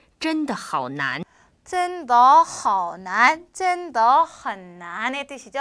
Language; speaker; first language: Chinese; non-native, fluent; Korean